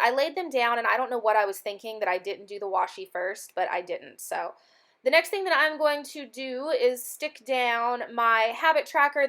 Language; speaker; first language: English; native; English